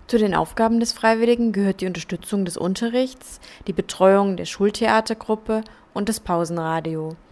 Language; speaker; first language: German; native; German